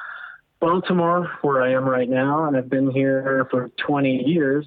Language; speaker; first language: English; native; English